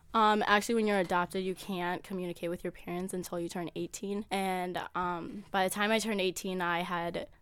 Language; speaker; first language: English; early bilingual, other home language; Amharic